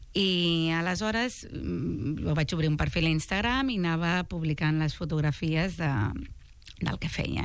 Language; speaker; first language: Catalan; native; Catalan